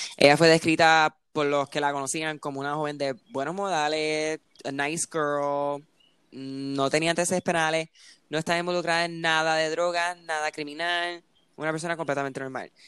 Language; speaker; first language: Spanish; early bilingual, heritage; Spanish